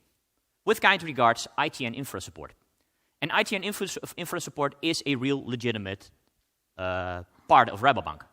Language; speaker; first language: English; non-native, fluent; Dutch